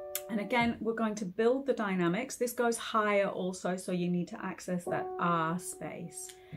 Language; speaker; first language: English; native; English